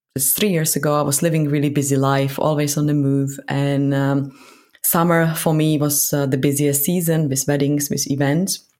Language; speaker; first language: English; non-native, fluent; Czech